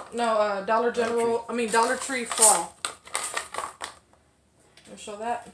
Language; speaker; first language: English; native; English